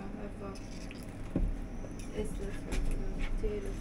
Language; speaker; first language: German; non-native, learner; Thai